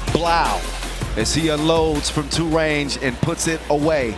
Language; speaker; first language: English; native; English